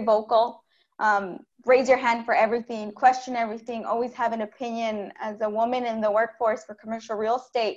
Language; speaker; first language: English; native; English